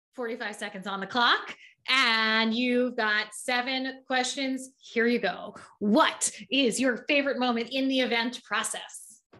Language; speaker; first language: English; native; English